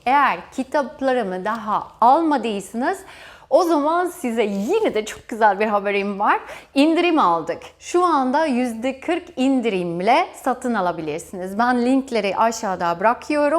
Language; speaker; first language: Turkish; non-native, fluent; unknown